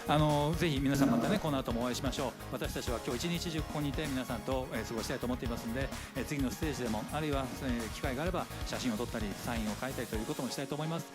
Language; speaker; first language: Japanese; native; Japanese